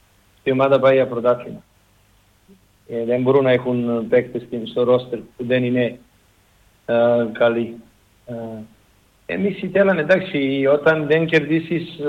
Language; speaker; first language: Greek; non-native, learner; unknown